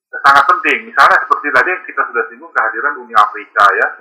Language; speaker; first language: Indonesian; native; Indonesian